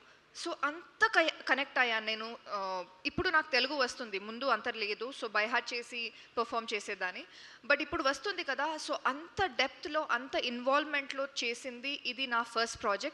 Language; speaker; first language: Telugu; non-native, local second language; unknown